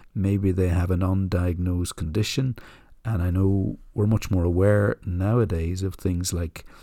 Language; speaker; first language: English; native; English